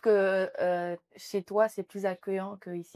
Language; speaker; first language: French; native; French